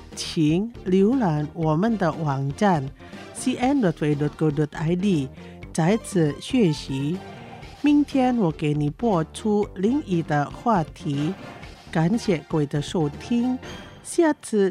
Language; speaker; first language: Chinese; non-native, local second language; Indonesian